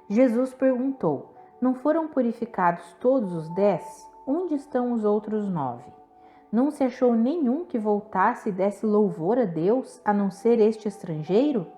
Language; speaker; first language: Portuguese; native; Portuguese